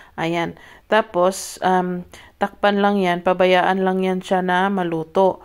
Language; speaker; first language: Filipino; non-native, local second language; Cebuano